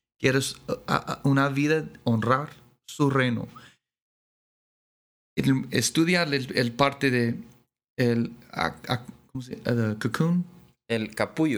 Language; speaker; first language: Spanish; non-native, learner; English